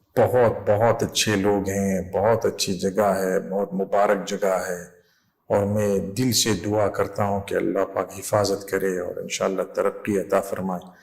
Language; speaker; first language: Urdu; non-native, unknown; English